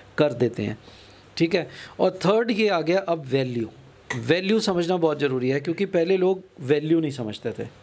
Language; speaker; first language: Hindi; non-native, local second language; Punjabi